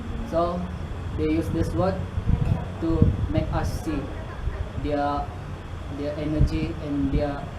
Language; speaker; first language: English; non-native, learner; Malay